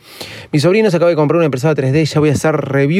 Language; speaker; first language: Spanish; native; Spanish